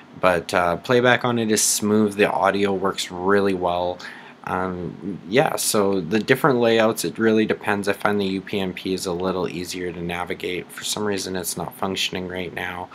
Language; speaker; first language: English; native; English